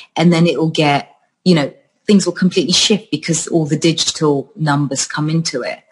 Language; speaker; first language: English; early bilingual, other home language; Georgian